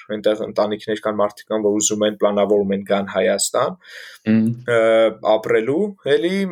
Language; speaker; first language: Armenian; native; Armenian